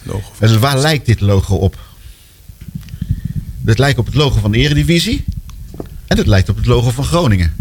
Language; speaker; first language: Dutch; native; Dutch